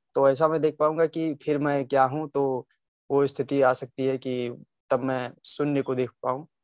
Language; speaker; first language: Hindi; native; Hindi